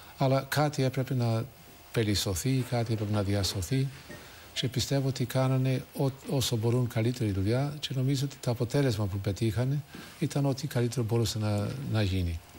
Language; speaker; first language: Greek; non-native, fluent; English